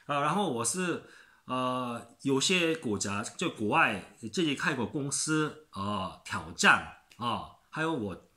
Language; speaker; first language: Chinese; non-native, learner; Korean